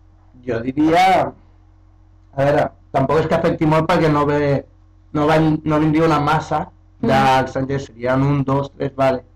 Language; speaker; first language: Catalan; early bilingual, other home language; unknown